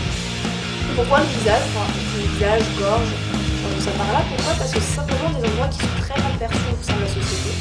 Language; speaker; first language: French; native; French